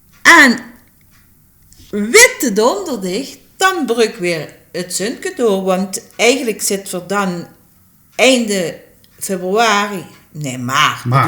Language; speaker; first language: Dutch; native; Dutch